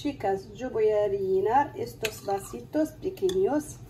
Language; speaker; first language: Spanish; non-native, fluent; Arabic